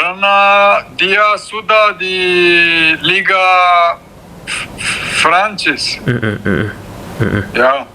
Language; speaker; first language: Indonesian; non-native, learner; Romanian